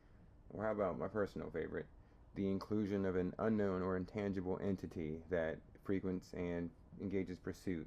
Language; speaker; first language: English; native; English